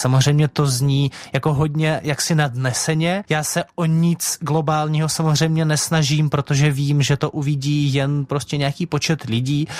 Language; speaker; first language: Czech; non-native, fluent; Russian